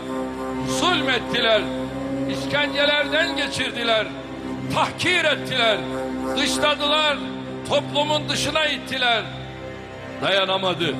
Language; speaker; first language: Turkish; native; Turkish